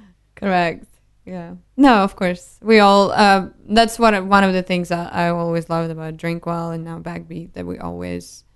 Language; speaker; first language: English; non-native, fluent; Russian